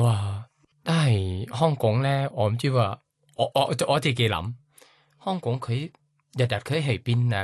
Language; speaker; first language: Cantonese; non-native, learner; Thai